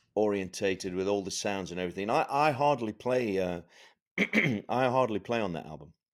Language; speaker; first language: English; native; English